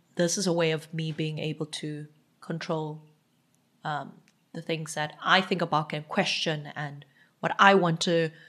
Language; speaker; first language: English; non-native, local second language; Xhosa